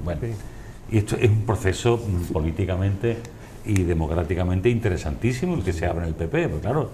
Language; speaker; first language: Spanish; native; Spanish